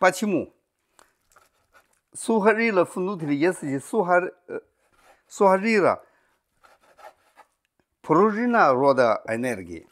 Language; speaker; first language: Russian; non-native, learner; Chinese